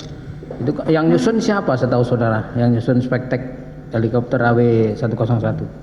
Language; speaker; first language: Indonesian; native; Indonesian